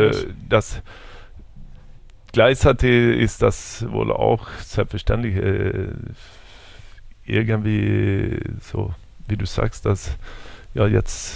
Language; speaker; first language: German; non-native, fluent; Swedish